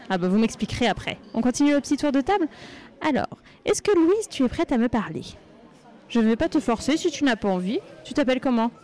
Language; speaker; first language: French; native; French